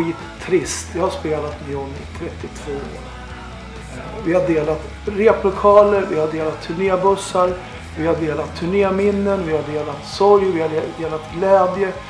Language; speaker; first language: Swedish; native; Swedish